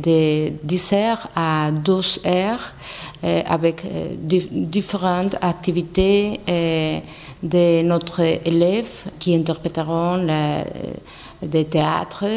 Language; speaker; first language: French; non-native, learner; Spanish